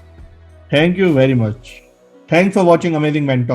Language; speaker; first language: English; non-native, local second language; Hindi